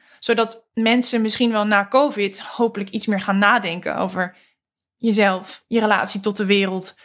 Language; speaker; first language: Dutch; native; Dutch